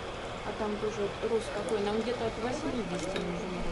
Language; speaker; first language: Russian; native; Russian